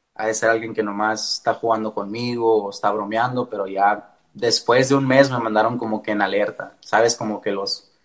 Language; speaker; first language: Spanish; early bilingual, heritage; Spanish